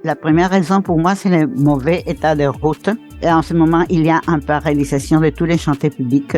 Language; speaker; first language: French; non-native, fluent; Spanish